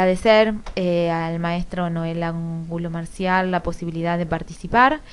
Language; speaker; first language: Spanish; native; Spanish